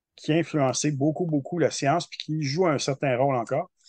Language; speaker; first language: French; native; French